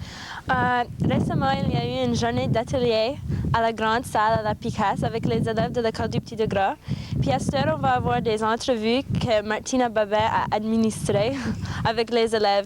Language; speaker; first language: French; non-native, local second language; English